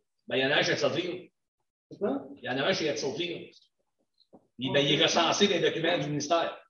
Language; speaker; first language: French; native; French